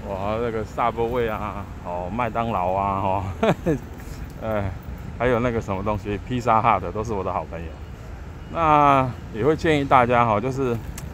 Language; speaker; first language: Chinese; native; Chinese